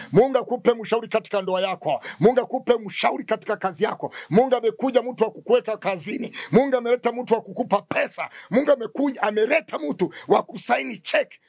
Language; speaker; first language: Swahili; non-native, local second language; Kinyarwanda